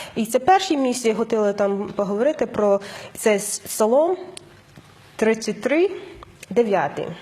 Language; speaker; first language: Ukrainian; non-native, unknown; English